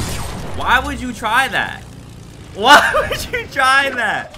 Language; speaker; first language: English; native; English